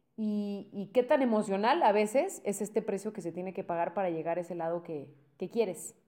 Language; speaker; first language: Spanish; native; Spanish